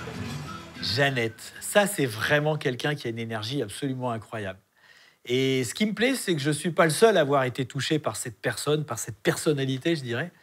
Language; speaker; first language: French; native; French